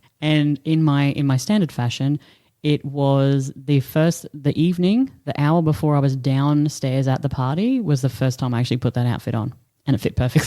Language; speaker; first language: English; native; English